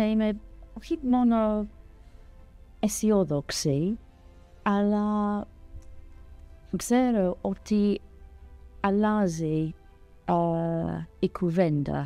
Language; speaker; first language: Greek; non-native, fluent; English